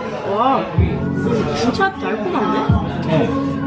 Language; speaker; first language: Korean; non-native, learner; French